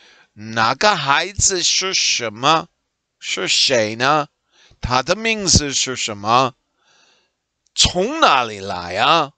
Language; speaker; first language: Chinese; non-native, learner; English